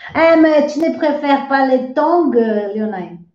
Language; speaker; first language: French; non-native, fluent; Portuguese